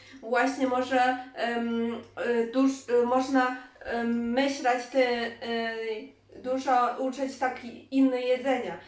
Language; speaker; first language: Polish; non-native, learner; Chinese